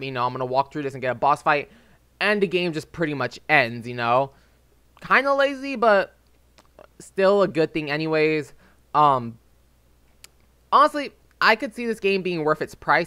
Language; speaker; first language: English; native; English